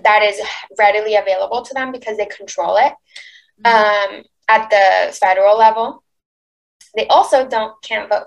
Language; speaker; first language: English; early bilingual, other home language; Spanish